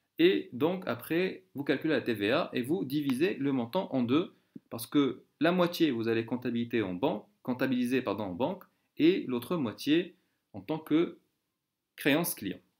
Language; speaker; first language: French; non-native, local second language; Arabic